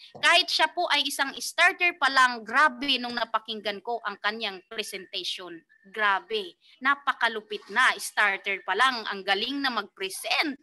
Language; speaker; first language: Filipino; native; Filipino